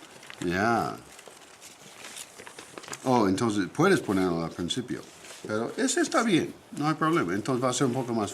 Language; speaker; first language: Spanish; non-native, learner; English